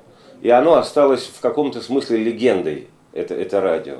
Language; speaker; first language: Russian; native; Russian